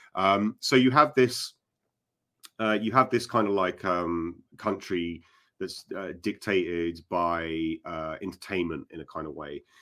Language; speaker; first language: English; native; English